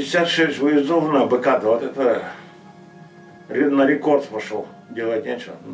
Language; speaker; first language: Russian; non-native, local second language; Ukrainian